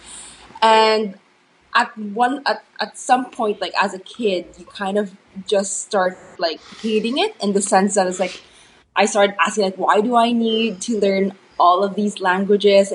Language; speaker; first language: English; non-native, local second language; Filipino